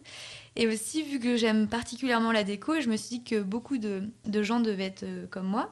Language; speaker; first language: French; native; French